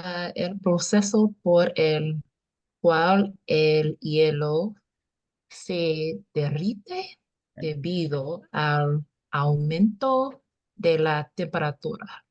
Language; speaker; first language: Spanish; non-native, learner; English